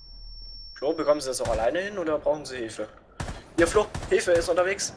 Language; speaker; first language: German; native; German